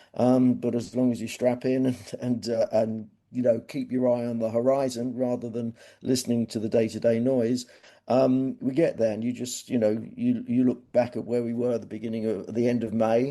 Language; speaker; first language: English; native; English